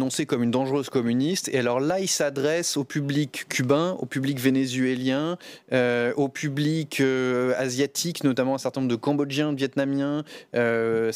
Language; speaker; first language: French; native; French